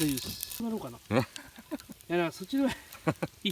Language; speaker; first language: Japanese; native; Japanese